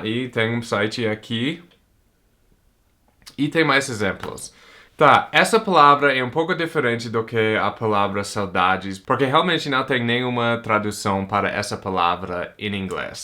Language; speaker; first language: Portuguese; non-native, fluent; English